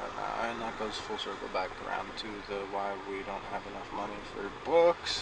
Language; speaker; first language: English; native; English